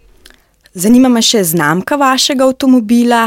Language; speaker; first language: Slovenian; native; Slovenian